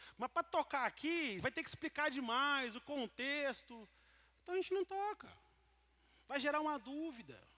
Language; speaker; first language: Portuguese; native; Portuguese